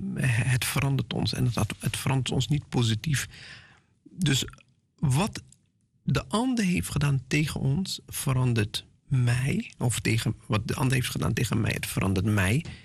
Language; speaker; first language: Dutch; non-native, fluent; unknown